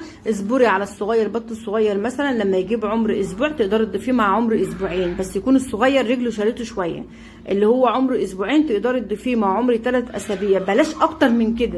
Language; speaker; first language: Arabic; native; Arabic